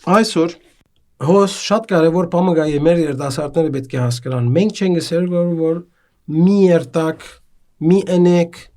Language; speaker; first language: Armenian; native; Armenian